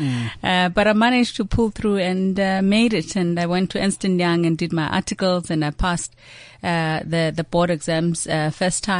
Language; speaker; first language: English; non-native, local second language; Xhosa